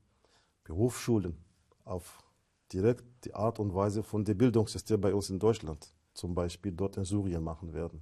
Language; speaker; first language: German; non-native, fluent; Arabic